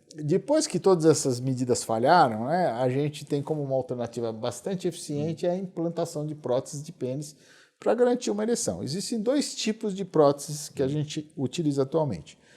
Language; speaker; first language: Portuguese; native; Portuguese